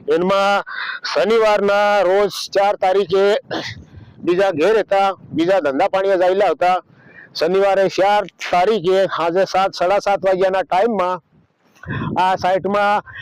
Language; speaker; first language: Gujarati; native; Gujarati